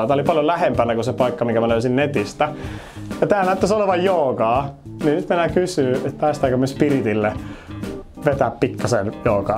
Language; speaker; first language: Finnish; native; Finnish